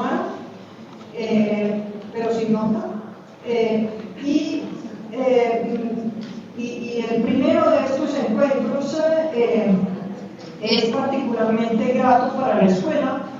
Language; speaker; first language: Spanish; native; Spanish